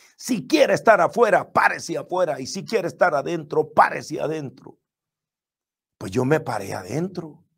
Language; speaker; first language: Spanish; native; Spanish